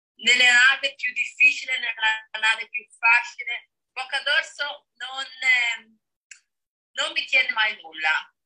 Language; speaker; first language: Italian; non-native, fluent; Danish